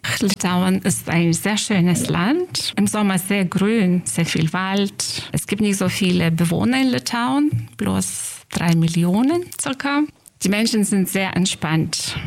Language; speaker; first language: German; non-native, fluent; Lithuanian